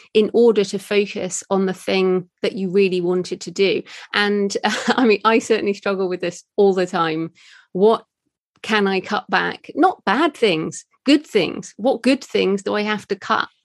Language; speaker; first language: English; native; English